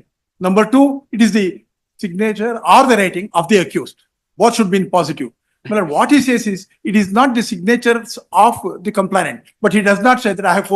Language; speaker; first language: English; non-native, local second language; Kannada